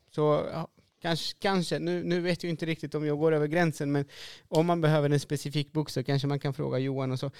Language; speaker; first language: Swedish; non-native, fluent; Spanish